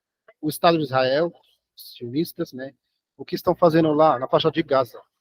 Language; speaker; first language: Portuguese; non-native, fluent; Arabic